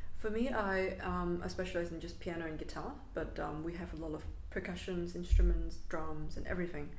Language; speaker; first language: English; non-native, local second language; Cantonese